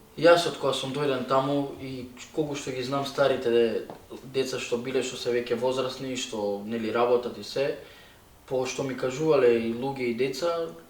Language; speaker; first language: Macedonian; native; Macedonian